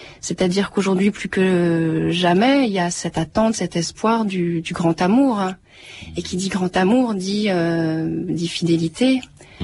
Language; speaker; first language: French; native; French